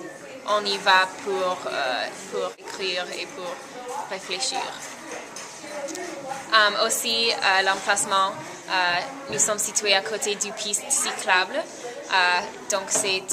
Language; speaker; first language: French; non-native, fluent; English